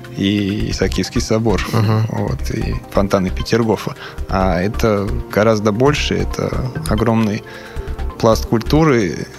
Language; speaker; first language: Russian; non-native, fluent; Serbian